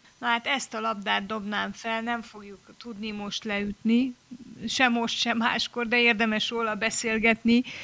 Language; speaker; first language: Hungarian; native; Hungarian